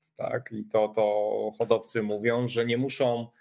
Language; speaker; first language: Polish; native; Polish